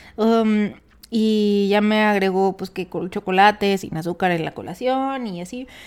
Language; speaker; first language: Spanish; native; Spanish